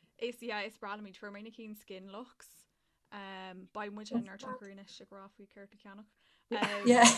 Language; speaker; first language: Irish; native; Irish